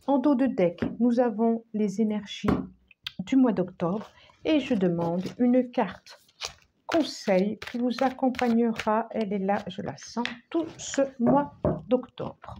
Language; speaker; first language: French; native; French